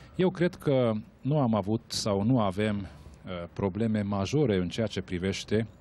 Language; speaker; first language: Romanian; non-native, local second language; Hungarian